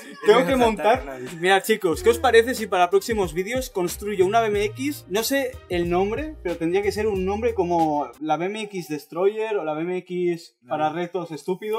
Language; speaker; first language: Spanish; native; Spanish